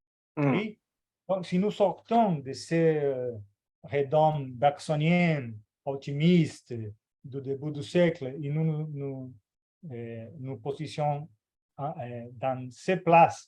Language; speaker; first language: French; non-native, fluent; Portuguese